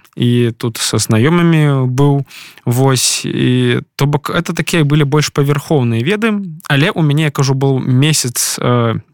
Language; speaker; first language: Belarusian; non-native, local second language; Russian